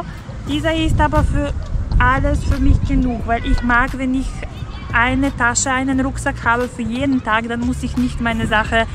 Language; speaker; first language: German; non-native, fluent; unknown